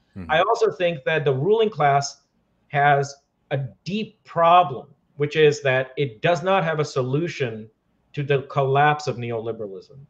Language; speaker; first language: English; non-native, local second language; Hindi